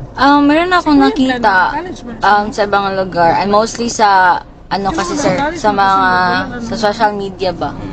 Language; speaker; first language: Filipino; non-native, local second language; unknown